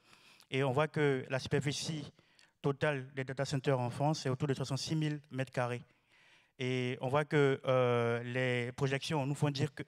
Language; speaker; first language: French; native; French